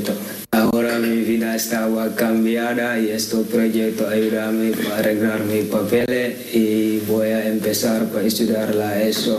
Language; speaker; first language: Spanish; non-native, learner; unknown